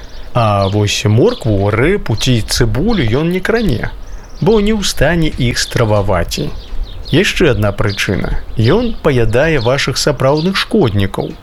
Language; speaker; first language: Belarusian; native; Belarusian